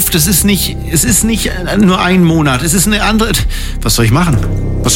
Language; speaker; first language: German; native; German